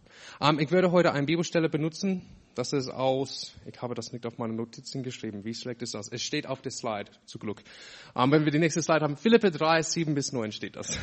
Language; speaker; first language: German; non-native, fluent; English